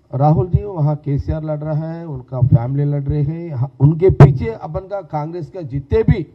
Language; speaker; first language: Hindi; non-native, local second language; Telugu